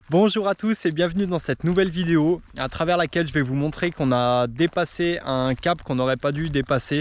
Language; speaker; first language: French; native; French